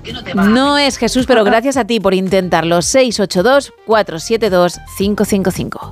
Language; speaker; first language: Spanish; native; Spanish